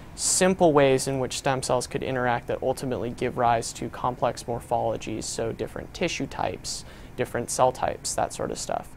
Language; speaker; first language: English; native; English